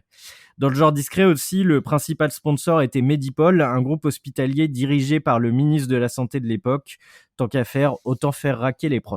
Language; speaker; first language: French; native; French